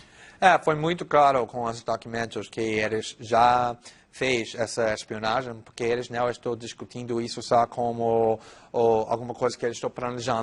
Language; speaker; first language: Portuguese; non-native, fluent; English